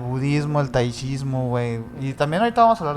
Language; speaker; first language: Spanish; native; Spanish